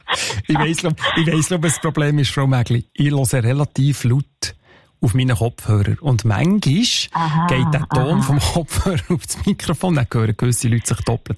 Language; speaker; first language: German; native; German